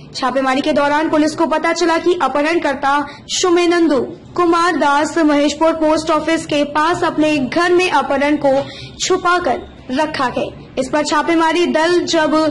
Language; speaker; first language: Hindi; native; Hindi